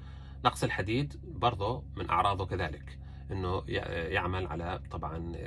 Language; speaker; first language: Arabic; native; Arabic